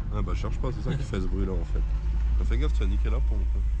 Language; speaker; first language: French; native; French